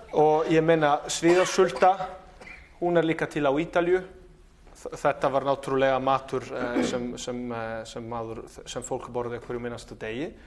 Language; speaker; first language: Icelandic; non-native, fluent; Italian